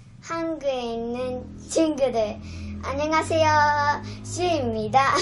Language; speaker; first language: Korean; early bilingual, heritage; Korean